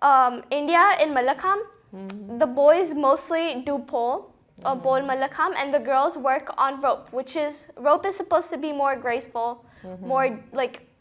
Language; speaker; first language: English; early bilingual, other home language; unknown